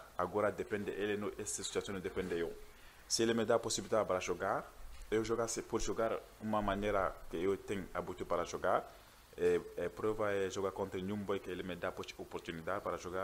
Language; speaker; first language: Portuguese; non-native, learner; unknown